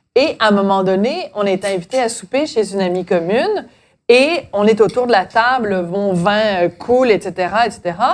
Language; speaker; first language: French; native; French